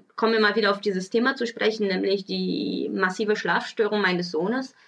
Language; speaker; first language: German; early bilingual, other home language; Portuguese